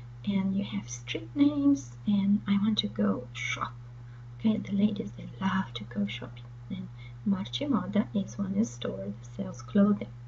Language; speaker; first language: English; non-native, fluent; Portuguese